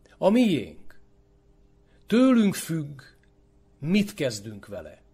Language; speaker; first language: Hungarian; native; Hungarian